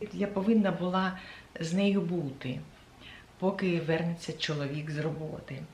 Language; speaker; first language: Ukrainian; native; Ukrainian